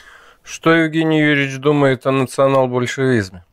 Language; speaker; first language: Russian; native; Russian